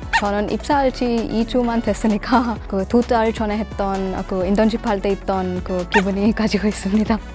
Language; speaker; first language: Korean; non-native, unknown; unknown